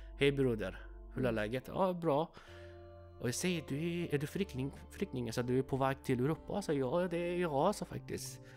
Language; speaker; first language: Swedish; non-native, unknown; Persian